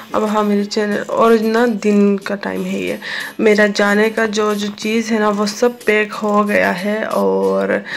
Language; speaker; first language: Hindi; non-native, local second language; Assamese